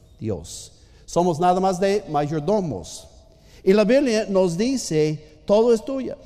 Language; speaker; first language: Spanish; non-native, fluent; English